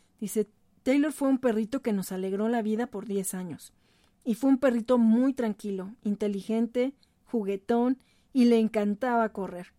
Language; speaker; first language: Spanish; native; Spanish